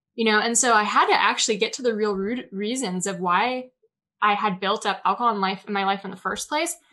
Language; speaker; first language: English; native; English